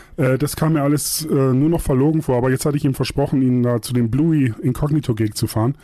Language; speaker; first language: German; native; German